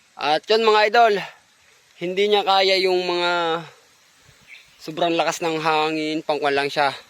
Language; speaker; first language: Filipino; native; Filipino